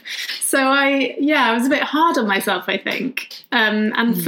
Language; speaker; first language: English; native; English